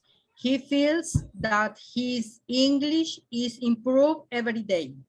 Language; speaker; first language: English; non-native, learner; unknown